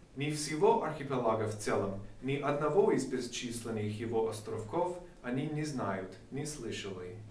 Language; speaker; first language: Russian; non-native, fluent; English